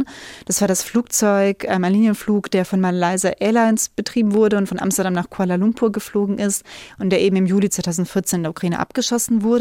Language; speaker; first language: German; native; German